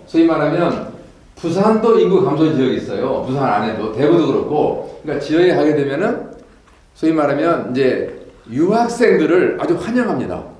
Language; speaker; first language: Korean; native; Korean